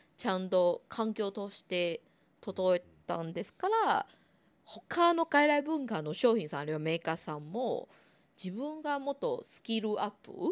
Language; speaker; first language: Japanese; non-native, fluent; Chinese